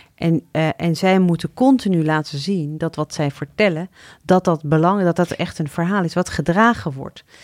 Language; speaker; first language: Dutch; early bilingual, other home language; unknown